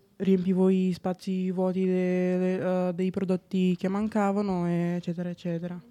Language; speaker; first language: Italian; non-native, fluent; Bulgarian